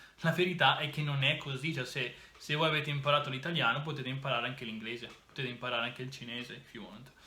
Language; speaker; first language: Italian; native; Italian